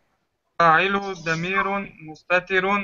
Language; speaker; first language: Arabic; non-native, learner; French